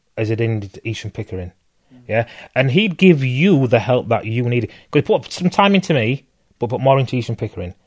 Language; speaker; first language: English; native; English